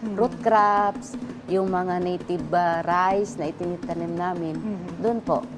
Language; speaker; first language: Filipino; non-native, local second language; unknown